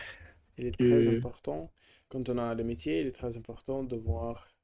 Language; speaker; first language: French; non-native, learner; Russian